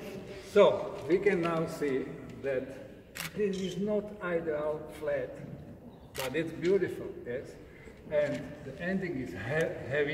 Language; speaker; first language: English; non-native, learner; Slovak